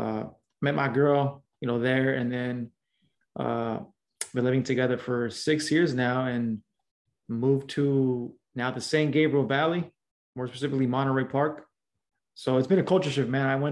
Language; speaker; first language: English; native; English